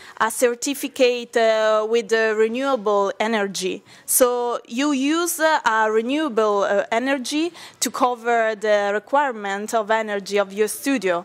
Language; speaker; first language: English; non-native, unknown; Italian